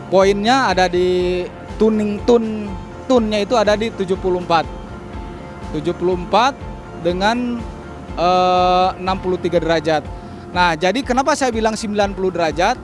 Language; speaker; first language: Indonesian; native; Indonesian